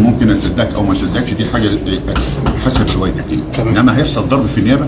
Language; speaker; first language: Arabic; native; Arabic